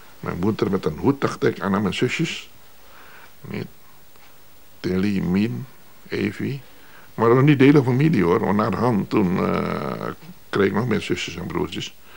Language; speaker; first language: Dutch; native; Dutch